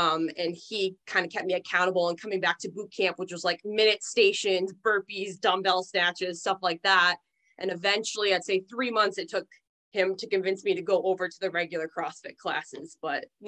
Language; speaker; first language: English; native; English